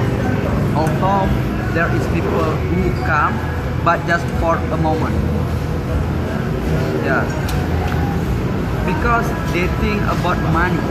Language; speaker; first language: English; non-native, learner; Indonesian